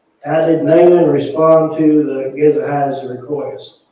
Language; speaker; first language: English; native; English